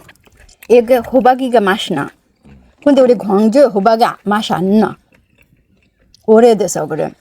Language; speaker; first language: Korean; non-native, learner; Bangla